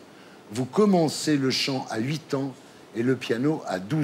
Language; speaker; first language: French; native; French